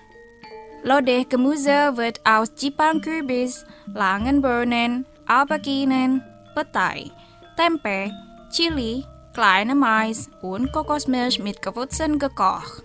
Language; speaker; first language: German; non-native, fluent; Indonesian